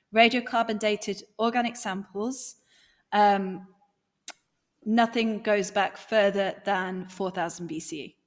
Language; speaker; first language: English; native; English